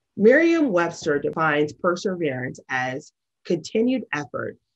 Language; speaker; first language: English; native; English